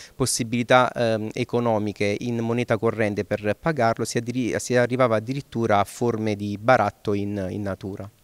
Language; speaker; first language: Italian; native; Italian